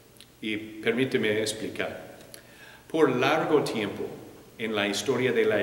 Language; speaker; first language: Spanish; non-native, fluent; English